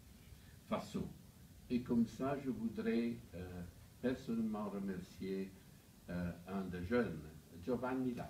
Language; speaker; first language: French; non-native, fluent; Italian